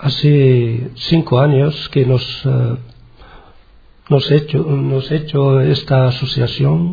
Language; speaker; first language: Spanish; non-native, learner; Arabic